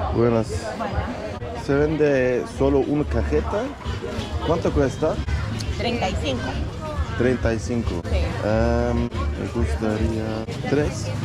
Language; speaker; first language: Spanish; non-native, learner; Turkish